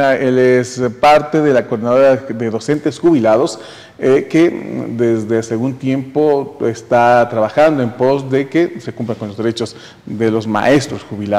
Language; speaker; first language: Spanish; native; Spanish